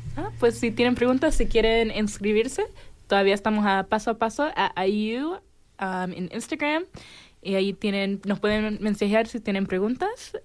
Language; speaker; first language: Spanish; early bilingual, heritage; Spanish